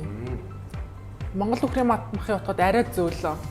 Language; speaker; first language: Mongolian; native; Mongolian